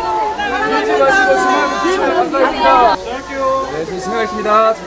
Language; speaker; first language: Korean; native; Korean